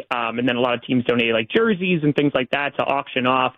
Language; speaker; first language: English; native; English